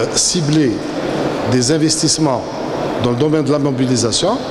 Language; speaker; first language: French; non-native, local second language; Arabic